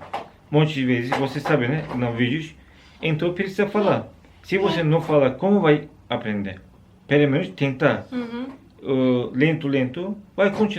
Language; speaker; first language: Portuguese; non-native, learner; Turkish